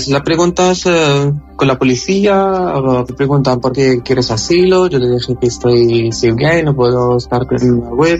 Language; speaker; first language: Spanish; non-native, learner; Arabic